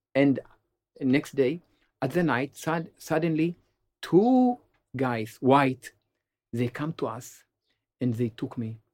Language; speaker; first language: English; non-native, learner; Amharic